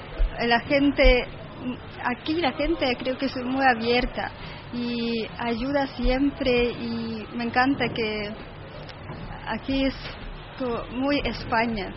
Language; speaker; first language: Spanish; non-native, learner; Russian